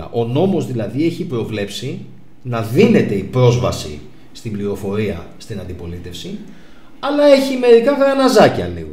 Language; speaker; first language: Greek; native; Greek